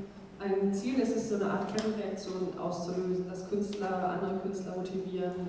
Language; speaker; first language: German; native; German